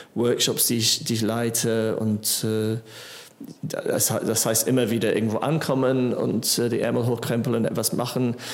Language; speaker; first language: German; non-native, fluent; English